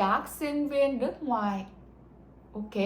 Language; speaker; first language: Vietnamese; non-native, fluent; Korean